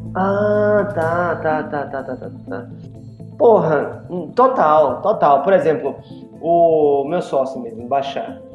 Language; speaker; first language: Portuguese; native; Portuguese